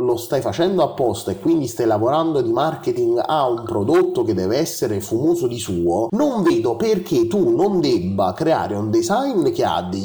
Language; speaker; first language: Italian; native; Italian